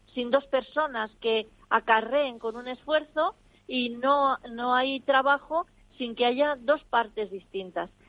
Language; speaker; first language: Spanish; native; Spanish